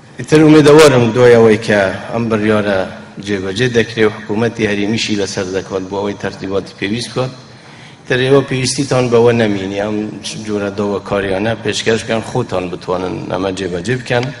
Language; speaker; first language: Central Kurdish; non-native, local second language; Kurdish